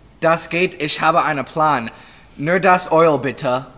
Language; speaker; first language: German; non-native, learner; English